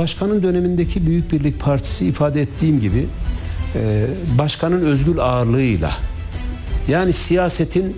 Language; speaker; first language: Turkish; native; Turkish